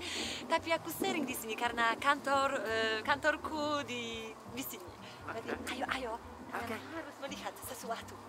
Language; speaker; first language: Indonesian; non-native, learner; Polish